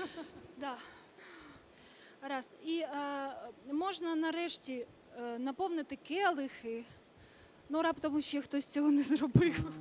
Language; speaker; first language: Ukrainian; native; Ukrainian